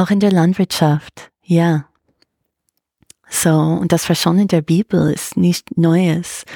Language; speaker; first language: German; non-native, fluent; English